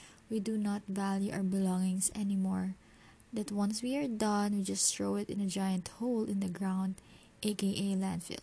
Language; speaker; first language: English; non-native, local second language; Filipino